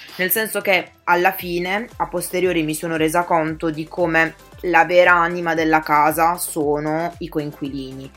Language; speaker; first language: Italian; native; Italian